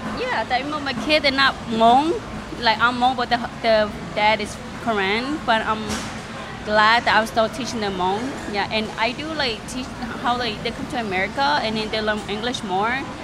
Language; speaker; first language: English; non-native, learner; Thai